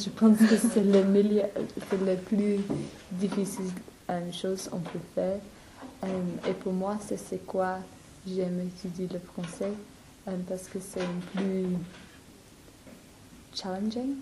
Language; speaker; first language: French; non-native, learner; English